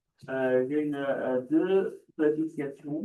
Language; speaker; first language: French; non-native, learner; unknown